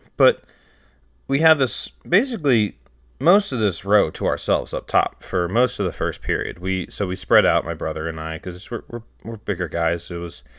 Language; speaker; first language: English; native; English